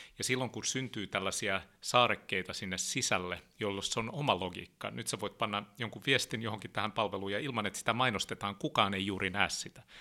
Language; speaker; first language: Finnish; early bilingual, heritage; Finnish